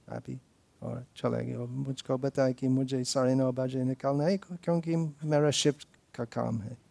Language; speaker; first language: Hindi; non-native, fluent; English